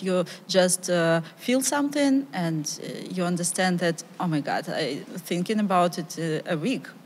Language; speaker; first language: English; non-native, learner; Ukrainian